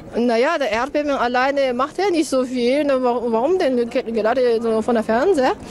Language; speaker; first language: German; non-native, learner; Japanese